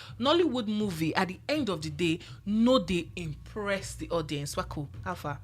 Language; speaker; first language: Nigerian Pidgin; native; Nigerian Pidgin